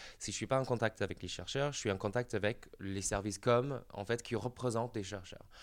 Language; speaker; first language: French; non-native, fluent; English